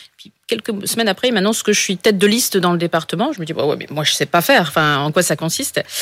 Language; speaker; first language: French; native; French